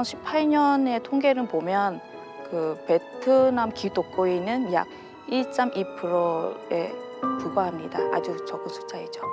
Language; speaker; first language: Korean; non-native, fluent; Vietnamese